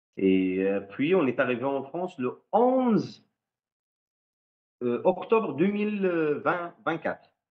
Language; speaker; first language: French; non-native, fluent; Arabic